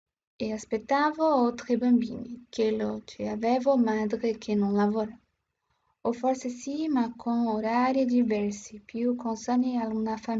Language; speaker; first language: Italian; non-native, learner; Portuguese